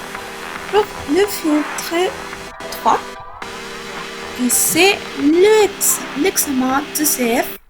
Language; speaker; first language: French; non-native, learner; Spanish